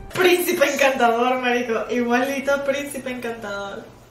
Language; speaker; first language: Spanish; native; Spanish